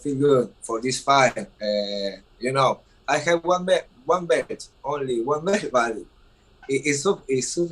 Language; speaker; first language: English; non-native, learner; Spanish